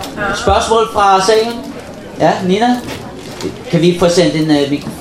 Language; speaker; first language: Danish; native; Danish